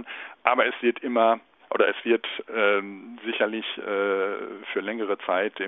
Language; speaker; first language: German; native; German